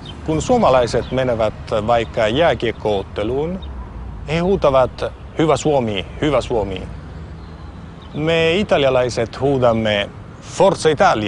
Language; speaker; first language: Finnish; non-native, fluent; Italian